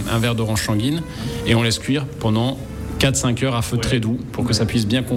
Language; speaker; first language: French; native; French